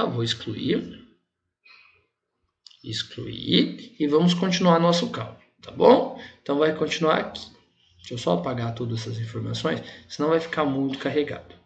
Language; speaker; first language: Portuguese; native; Portuguese